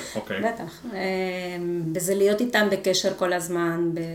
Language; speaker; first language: Hebrew; non-native, fluent; Spanish